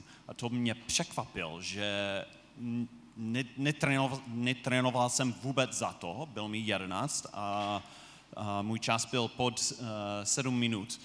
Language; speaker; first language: Czech; non-native, fluent; English